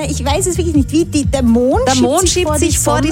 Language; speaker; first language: German; native; German